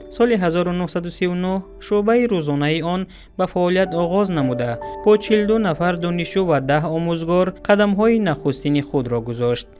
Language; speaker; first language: Tajik; native; Tajik